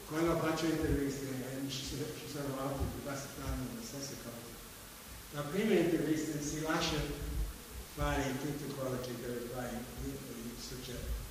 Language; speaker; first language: Italian; non-native, fluent; English